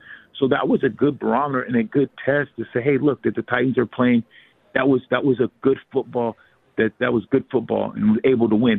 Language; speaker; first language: English; native; English